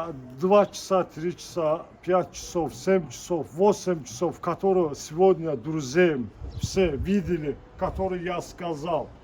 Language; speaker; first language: Russian; non-native, local second language; Azerbaijani